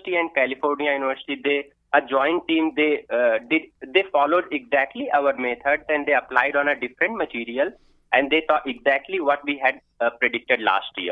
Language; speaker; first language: English; non-native, local second language; Hindi